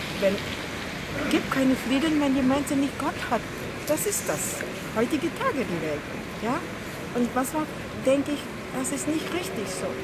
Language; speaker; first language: German; non-native, learner; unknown